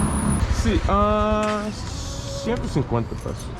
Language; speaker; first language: Spanish; non-native, learner; English